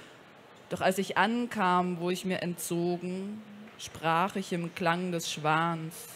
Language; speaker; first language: German; native; German